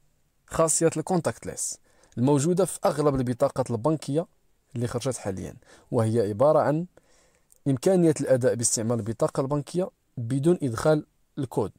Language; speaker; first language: Arabic; native; Arabic